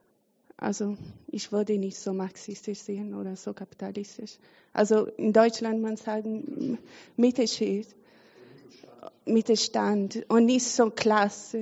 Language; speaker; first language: German; non-native, fluent; Portuguese